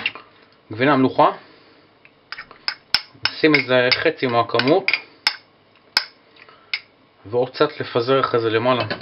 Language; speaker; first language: Hebrew; native; Hebrew